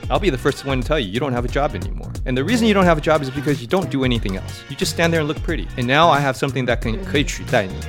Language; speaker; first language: English; early bilingual, other home language; Chinese